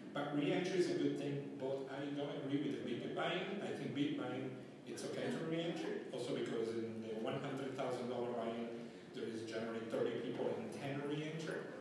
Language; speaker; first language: English; non-native, fluent; Italian